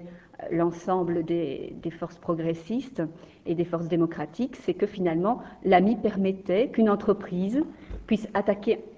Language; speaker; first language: French; native; French